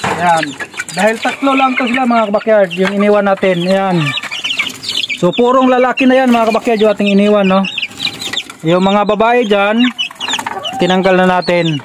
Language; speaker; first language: Filipino; non-native, local second language; Cebuano